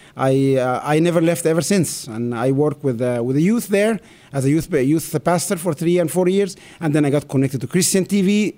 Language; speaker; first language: English; non-native, fluent; Arabic